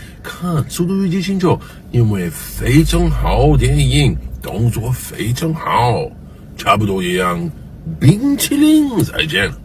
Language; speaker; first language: Chinese; non-native, learner; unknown